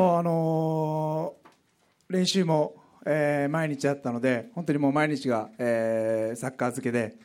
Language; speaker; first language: Japanese; native; Japanese